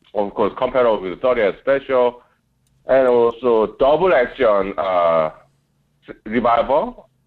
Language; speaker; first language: English; non-native, fluent; Korean